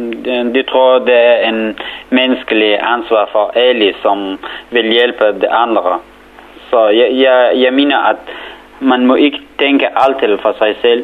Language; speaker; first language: Danish; non-native, learner; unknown